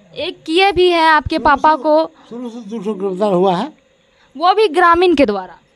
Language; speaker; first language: Hindi; native; Hindi